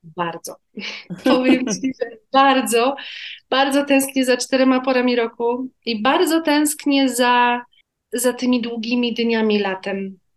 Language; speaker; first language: Polish; native; Polish